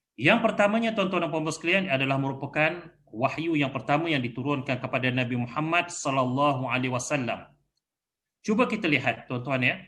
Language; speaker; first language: Malay; native; Malay